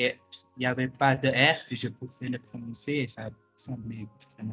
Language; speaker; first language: French; non-native, fluent; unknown